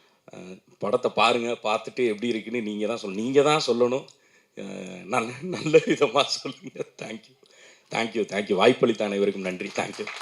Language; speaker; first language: Tamil; native; Tamil